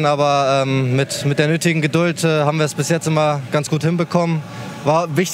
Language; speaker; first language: German; native; German